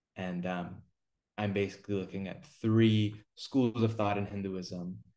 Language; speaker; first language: English; native; English